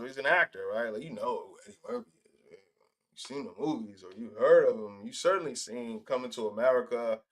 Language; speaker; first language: English; native; English